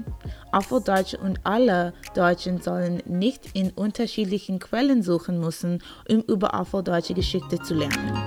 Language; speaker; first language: German; non-native, learner; English